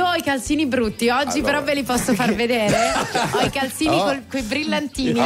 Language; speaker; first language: Italian; native; Italian